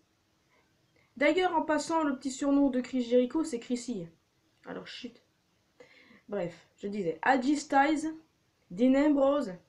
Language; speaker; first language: French; native; French